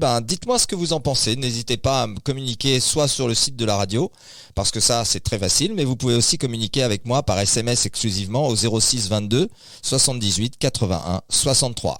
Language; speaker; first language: French; native; French